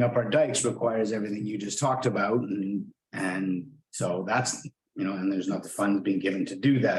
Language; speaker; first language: English; native; English